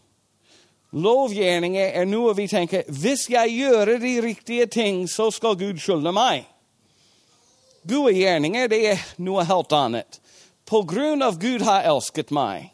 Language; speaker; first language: Norwegian; non-native, fluent; English